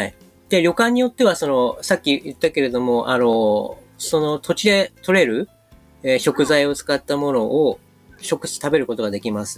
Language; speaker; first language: Japanese; native; Japanese